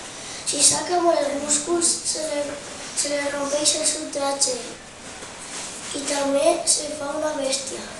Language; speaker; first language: Catalan; non-native, local second language; Spanish